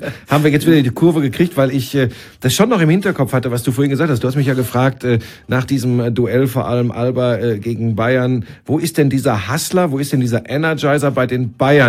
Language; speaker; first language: German; native; German